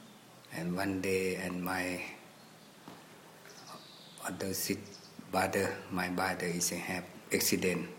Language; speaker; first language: English; non-native, learner; Thai